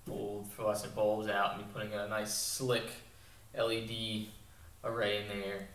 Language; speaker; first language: English; native; English